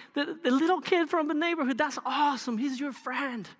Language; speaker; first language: English; non-native, fluent; Spanish